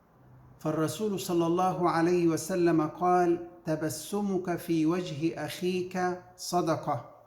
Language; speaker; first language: Arabic; native; Arabic